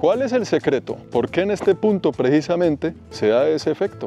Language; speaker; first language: Spanish; native; Spanish